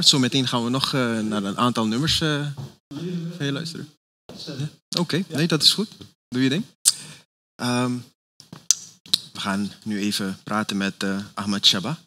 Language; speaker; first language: Dutch; native; Dutch